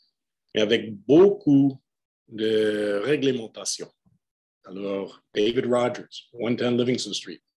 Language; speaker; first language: French; non-native, fluent; English